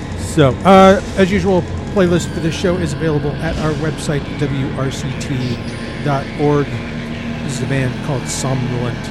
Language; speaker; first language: English; native; English